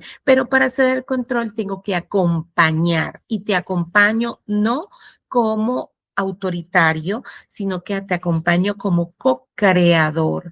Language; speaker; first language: Spanish; native; Spanish